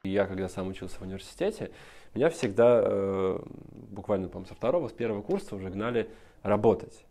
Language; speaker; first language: Russian; native; Russian